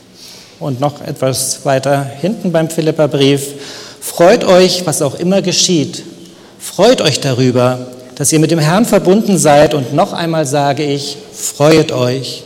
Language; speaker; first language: German; native; German